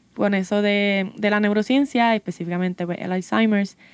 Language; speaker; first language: Spanish; native; Spanish